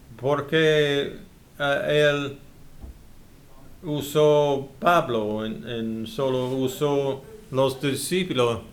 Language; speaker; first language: Spanish; non-native, learner; English